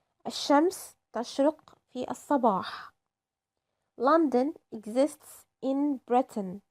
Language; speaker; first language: Arabic; native; Arabic